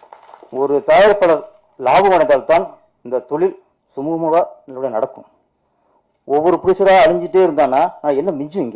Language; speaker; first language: Tamil; native; Tamil